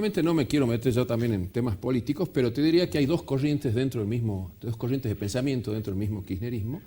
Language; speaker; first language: Spanish; native; Spanish